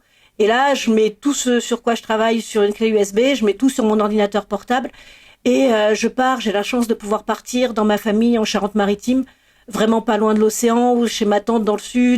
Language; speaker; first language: French; native; French